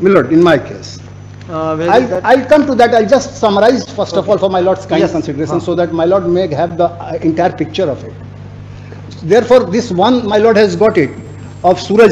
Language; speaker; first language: English; non-native, local second language; Hindi